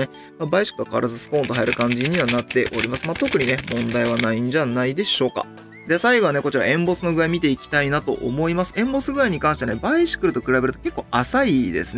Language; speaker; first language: Japanese; native; Japanese